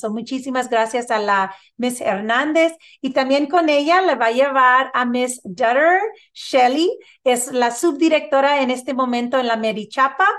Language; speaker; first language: Spanish; early bilingual, heritage; Spanish